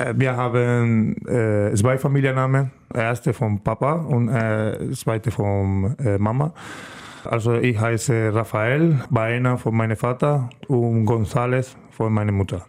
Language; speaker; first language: German; non-native, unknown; Spanish